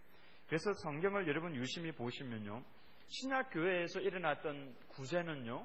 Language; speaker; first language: Korean; native; Korean